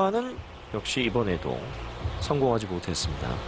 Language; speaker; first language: Korean; native; Korean